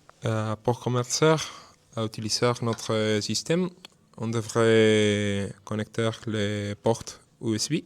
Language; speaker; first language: French; non-native, learner; Spanish